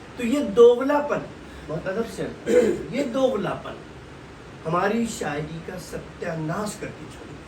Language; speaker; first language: Urdu; native; Urdu